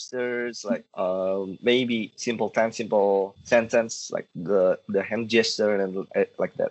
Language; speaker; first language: English; non-native, learner; Indonesian